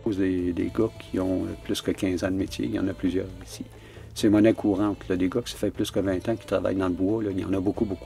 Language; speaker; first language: French; native; French